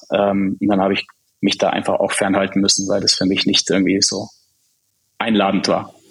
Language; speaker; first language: German; early bilingual, other home language; Czech